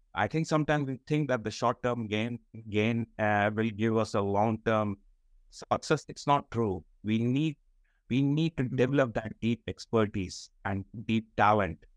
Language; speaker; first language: English; non-native, local second language; Kashmiri